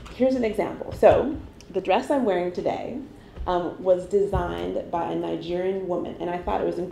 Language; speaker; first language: English; non-native, local second language; Igbo